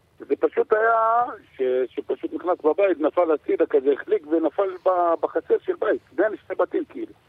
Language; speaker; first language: Hebrew; non-native, local second language; Arabic